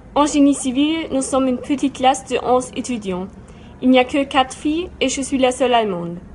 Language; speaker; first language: French; non-native, fluent; German